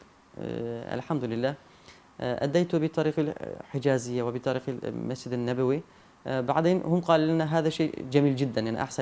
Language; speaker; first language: Arabic; non-native, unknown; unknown